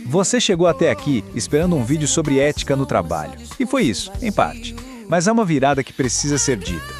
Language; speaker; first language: Portuguese; native; Portuguese